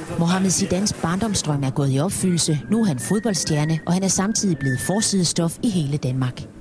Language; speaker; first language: Danish; native; Danish